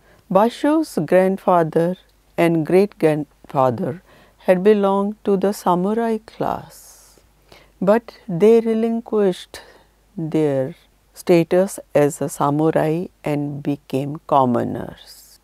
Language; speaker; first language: English; non-native, local second language; Hindi